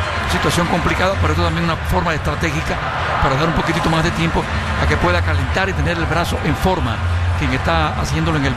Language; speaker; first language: Spanish; native; Spanish